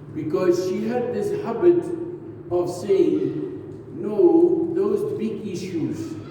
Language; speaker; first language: English; non-native, local second language; Afrikaans